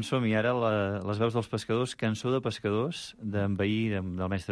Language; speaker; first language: Catalan; native; Catalan